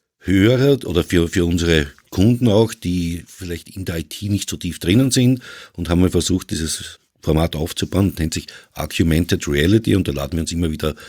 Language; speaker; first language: German; native; German